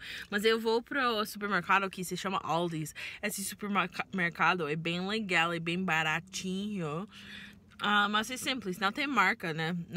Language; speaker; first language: Portuguese; non-native, learner; English